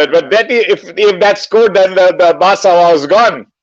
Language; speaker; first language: English; non-native, local second language; Bangla